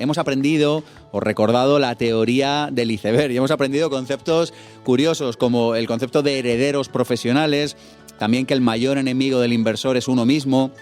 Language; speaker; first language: Spanish; native; Spanish